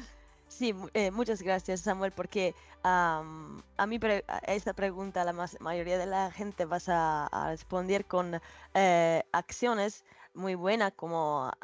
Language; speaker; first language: Spanish; non-native, fluent; Italian